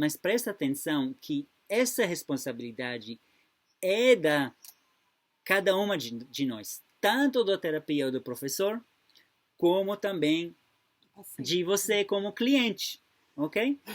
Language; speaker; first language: Portuguese; non-native, fluent; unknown